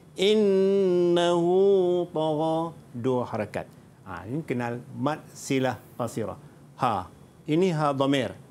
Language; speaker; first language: Malay; native; Malay